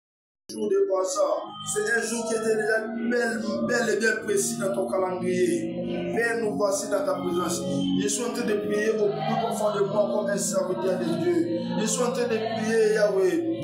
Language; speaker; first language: French; non-native, local second language; Lingala